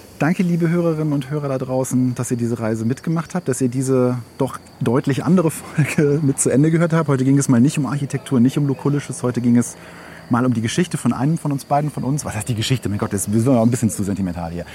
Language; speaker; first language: German; early bilingual, other home language; Slovenian